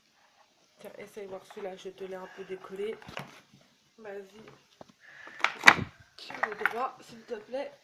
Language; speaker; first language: French; native; French